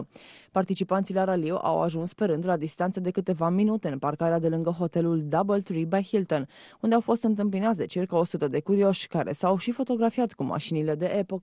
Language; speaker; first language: Romanian; native; Romanian